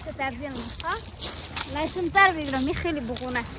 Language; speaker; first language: Persian; native; Persian